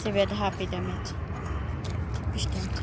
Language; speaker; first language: German; non-native, fluent; Filipino